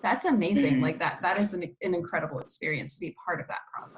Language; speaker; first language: English; native; English